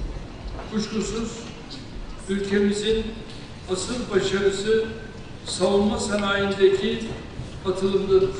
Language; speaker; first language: Turkish; native; Turkish